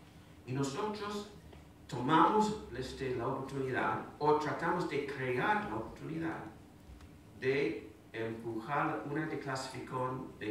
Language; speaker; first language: Spanish; non-native, fluent; English